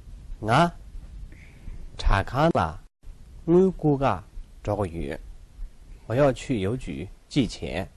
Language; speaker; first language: Chinese; non-native, local second language; Tibetan